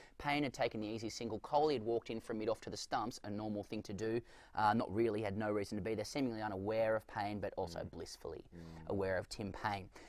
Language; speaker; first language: English; native; English